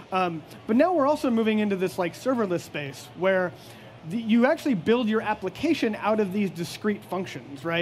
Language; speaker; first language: English; native; English